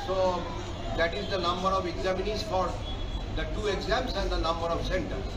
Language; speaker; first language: English; non-native, local second language; Bangla